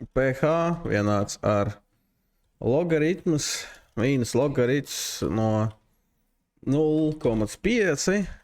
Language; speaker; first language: Latvian; non-native, local second language; Russian